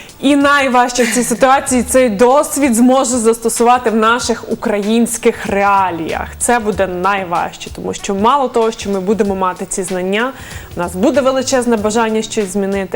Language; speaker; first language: Ukrainian; native; Ukrainian